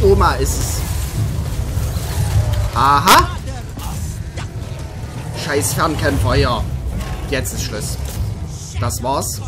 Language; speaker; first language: German; native; German